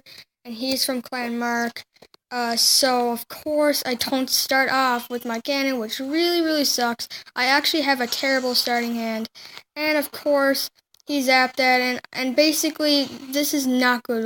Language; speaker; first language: English; native; English